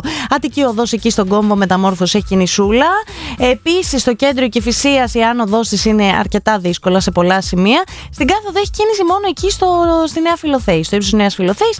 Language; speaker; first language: Greek; native; Greek